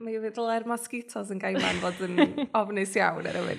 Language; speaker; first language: Welsh; native; Welsh